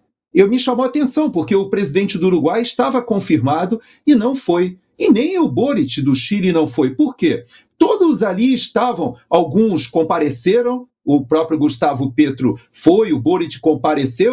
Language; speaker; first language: Portuguese; native; Portuguese